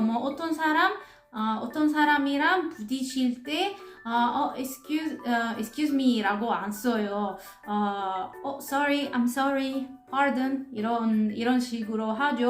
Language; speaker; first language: Korean; non-native, learner; Italian